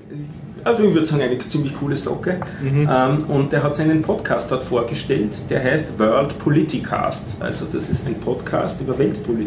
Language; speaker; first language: German; native; German